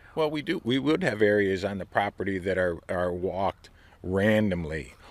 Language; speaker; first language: English; native; English